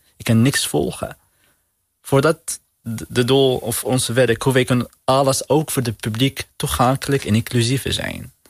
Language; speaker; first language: Dutch; non-native, learner; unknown